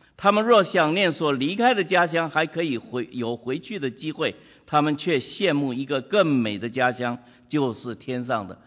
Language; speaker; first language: Chinese; native; Chinese